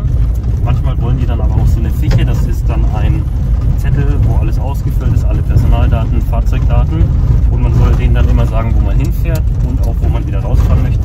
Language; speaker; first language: German; native; German